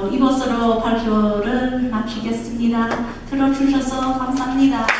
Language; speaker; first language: Korean; non-native, learner; English